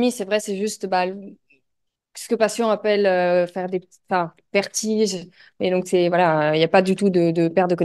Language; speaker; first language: French; native; French